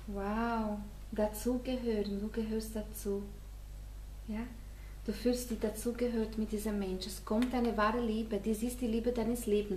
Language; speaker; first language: German; non-native, fluent; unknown